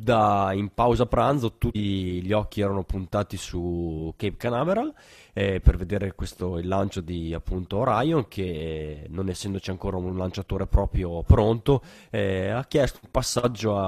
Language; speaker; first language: Italian; native; Italian